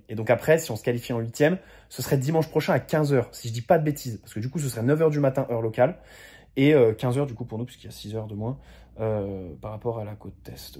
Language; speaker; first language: French; native; French